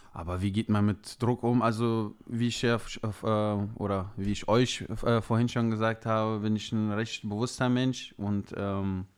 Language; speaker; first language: German; native; German